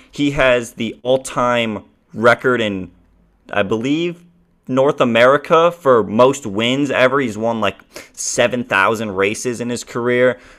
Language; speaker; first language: English; native; English